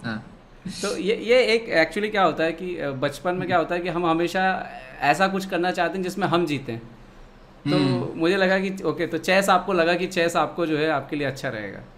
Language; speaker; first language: Hindi; native; Hindi